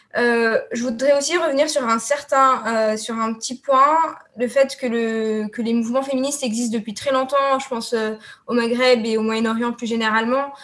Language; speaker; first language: French; non-native, local second language; Arabic